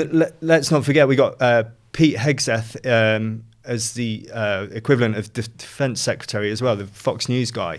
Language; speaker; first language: English; native; English